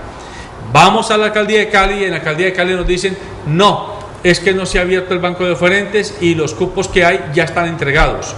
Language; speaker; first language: Spanish; native; Spanish